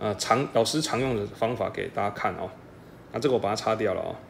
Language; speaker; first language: Chinese; native; Chinese